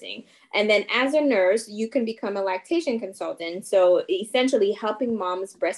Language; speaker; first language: English; non-native, fluent; French